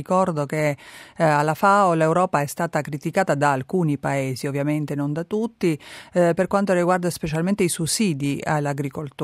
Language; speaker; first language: Italian; native; Italian